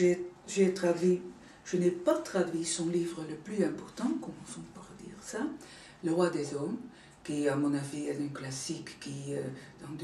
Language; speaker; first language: French; non-native, fluent; Dutch